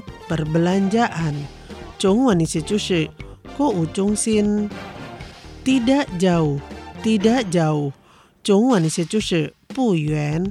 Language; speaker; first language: Chinese; non-native, fluent; Indonesian